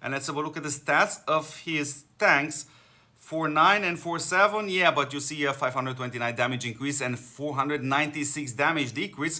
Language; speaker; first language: English; non-native, fluent; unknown